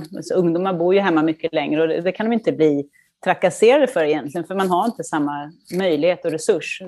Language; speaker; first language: Swedish; native; Swedish